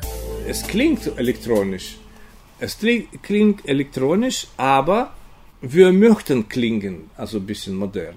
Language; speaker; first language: German; non-native, learner; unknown